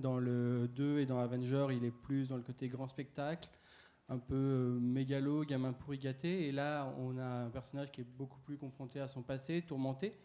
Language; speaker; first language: French; native; French